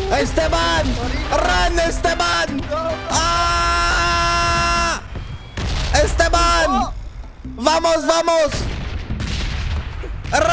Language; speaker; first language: Spanish; non-native, learner; French